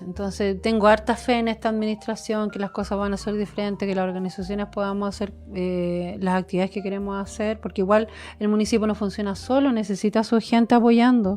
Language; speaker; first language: Spanish; native; Spanish